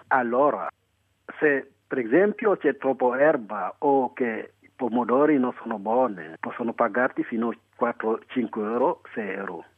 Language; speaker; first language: Italian; non-native, fluent; Wolof